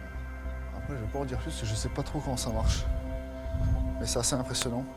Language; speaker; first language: French; native; French